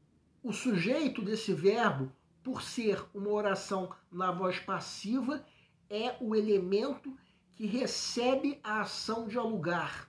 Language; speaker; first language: Portuguese; native; Portuguese